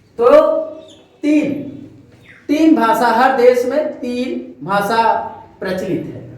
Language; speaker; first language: Hindi; native; Hindi